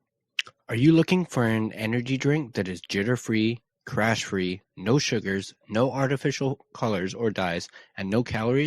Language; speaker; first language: English; native; English